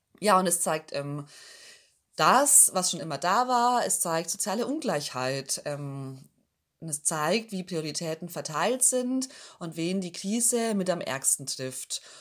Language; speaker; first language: German; native; German